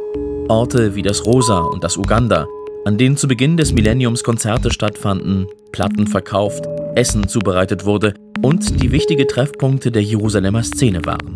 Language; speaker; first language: German; native; German